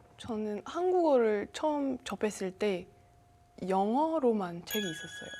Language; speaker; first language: Korean; non-native, fluent; French